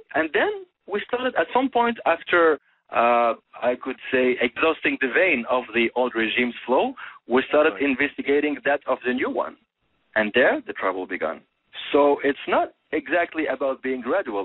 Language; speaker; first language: English; non-native, fluent; Arabic